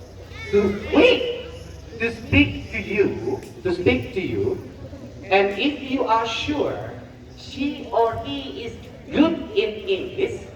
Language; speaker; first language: English; non-native, learner; Indonesian